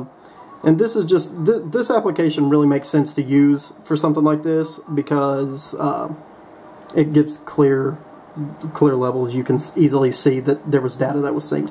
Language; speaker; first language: English; native; English